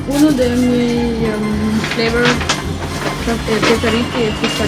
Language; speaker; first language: Italian; non-native, learner; Chinese